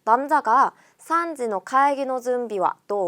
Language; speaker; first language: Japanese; non-native, fluent; Korean